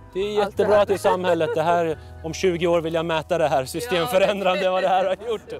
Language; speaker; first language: Swedish; native; Swedish